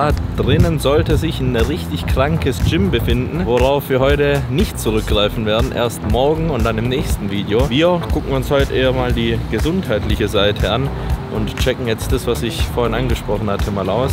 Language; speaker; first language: German; native; German